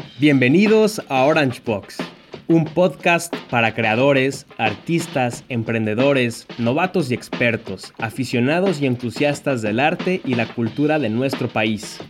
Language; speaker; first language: Spanish; native; Spanish